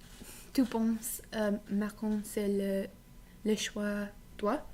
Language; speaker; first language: French; non-native, learner; English